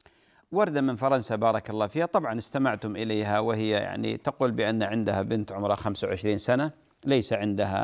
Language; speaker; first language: Arabic; native; Arabic